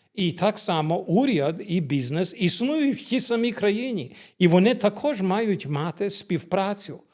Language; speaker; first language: Ukrainian; early bilingual, heritage; Ukrainian